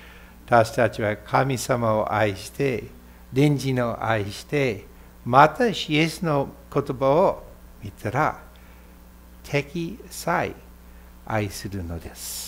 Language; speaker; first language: Japanese; non-native, fluent; English